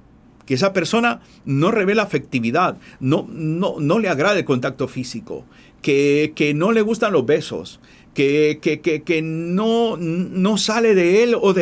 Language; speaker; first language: Spanish; native; Spanish